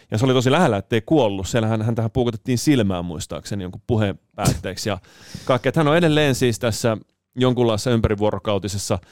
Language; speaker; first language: Finnish; early bilingual, other home language; Italian